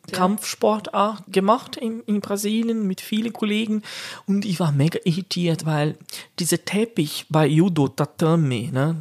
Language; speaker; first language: German; non-native, fluent; Portuguese